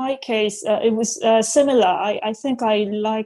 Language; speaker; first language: English; non-native, fluent; Japanese